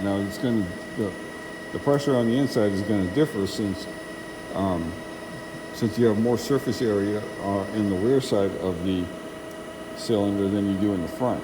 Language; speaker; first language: English; native; English